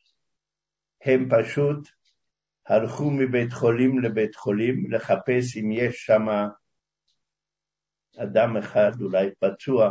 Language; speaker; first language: Hebrew; early bilingual, other home language; Hungarian